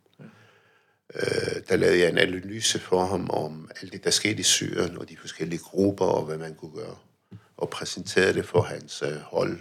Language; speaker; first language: Danish; early bilingual, other home language; Arabic